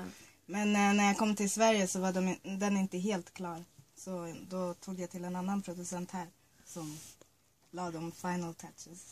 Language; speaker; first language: Swedish; early bilingual, other home language; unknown